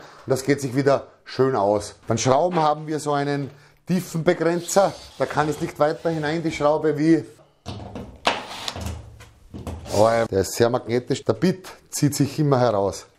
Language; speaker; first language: German; native; German